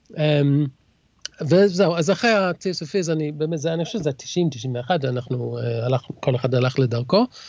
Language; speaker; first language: Hebrew; early bilingual, other home language; English